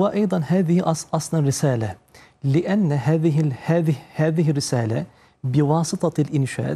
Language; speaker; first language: Arabic; non-native, fluent; Turkish